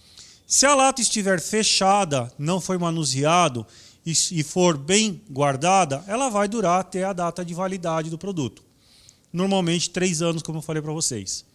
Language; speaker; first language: Portuguese; native; Portuguese